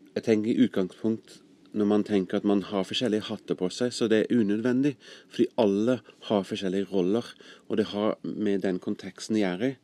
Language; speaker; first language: Norwegian; non-native, fluent; English